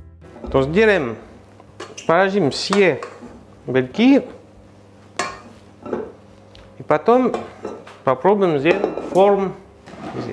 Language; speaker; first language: Russian; non-native, learner; French